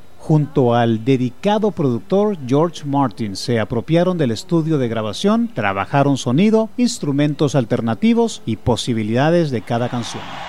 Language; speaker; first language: Spanish; native; Spanish